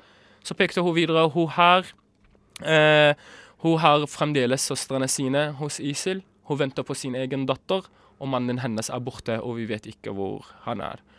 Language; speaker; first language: Norwegian; early bilingual, other home language; Arabic